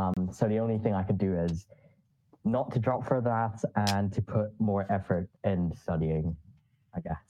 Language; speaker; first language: English; non-native, local second language; Cantonese